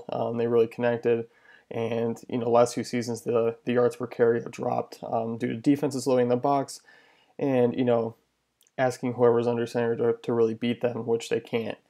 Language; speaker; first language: English; native; English